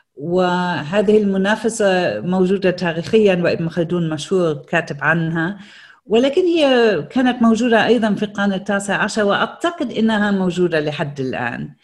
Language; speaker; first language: Arabic; non-native, fluent; German